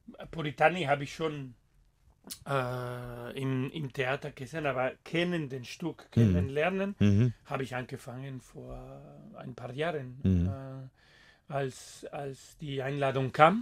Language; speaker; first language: German; non-native, fluent; Spanish